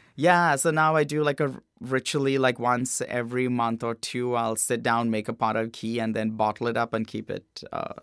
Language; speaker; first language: English; non-native, local second language; Hindi